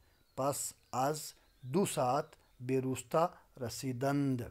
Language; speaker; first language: Persian; non-native, local second language; Urdu